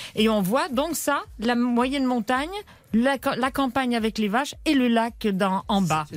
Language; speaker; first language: French; native; French